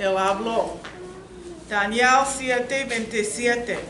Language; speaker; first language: Spanish; non-native, learner; English